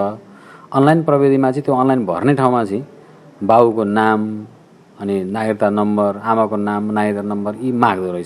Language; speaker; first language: Nepali; native; Nepali